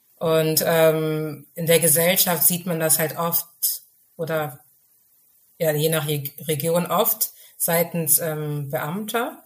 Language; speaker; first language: German; early bilingual, other home language; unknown